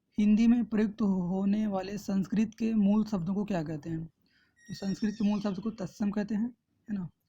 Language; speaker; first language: Hindi; native; Hindi